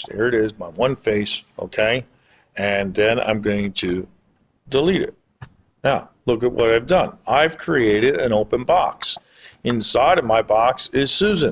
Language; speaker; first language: English; native; English